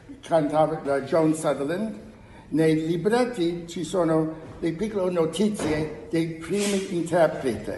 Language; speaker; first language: Italian; non-native, learner; English